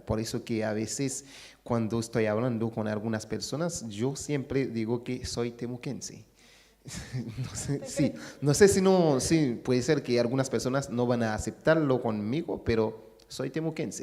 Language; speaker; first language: Spanish; non-native, fluent; Haitian Creole